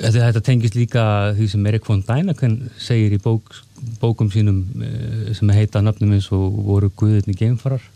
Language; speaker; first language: Icelandic; native; Icelandic